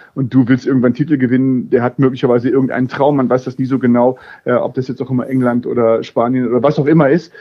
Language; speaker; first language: German; native; German